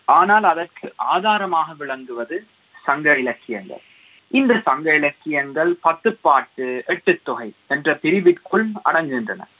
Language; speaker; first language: Tamil; early bilingual, heritage; Tamil